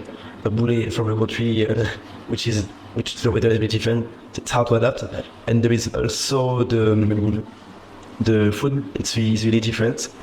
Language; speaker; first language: English; non-native, fluent; French